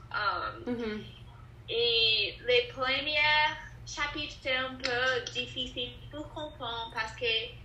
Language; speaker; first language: French; non-native, learner; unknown